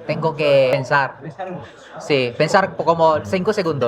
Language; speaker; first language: Spanish; non-native, fluent; Cebuano